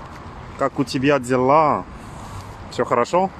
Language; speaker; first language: Russian; non-native, learner; French